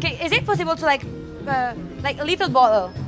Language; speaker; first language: English; non-native, learner; French